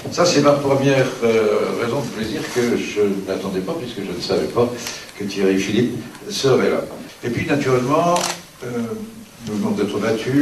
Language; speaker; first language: French; native; French